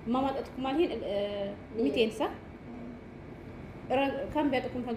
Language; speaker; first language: Arabic; non-native, learner; Amharic